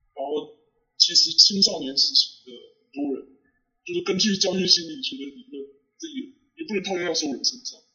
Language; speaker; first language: Chinese; native; Chinese